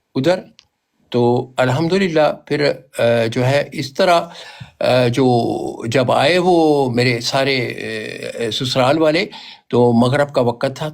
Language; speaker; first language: Urdu; non-native, local second language; Punjabi